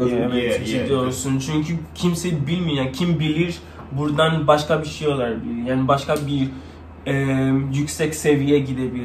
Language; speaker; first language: Turkish; non-native, learner; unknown